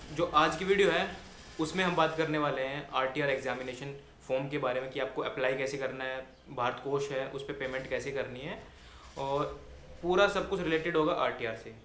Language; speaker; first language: Hindi; native; Hindi